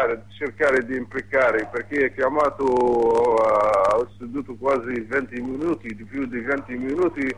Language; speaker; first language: Italian; non-native, learner; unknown